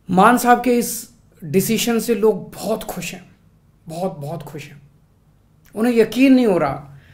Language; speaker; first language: Hindi; native; Hindi